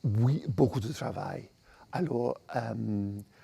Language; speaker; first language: French; non-native, fluent; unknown